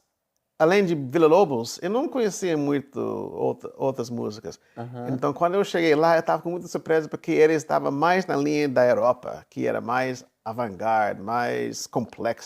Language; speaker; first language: Portuguese; non-native, fluent; English